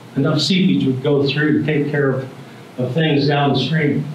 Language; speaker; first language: English; native; English